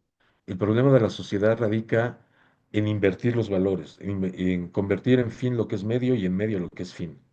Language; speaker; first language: Spanish; native; Spanish